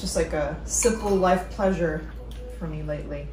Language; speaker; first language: English; native; English